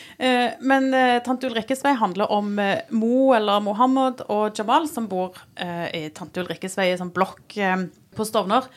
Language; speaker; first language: Norwegian; native; Norwegian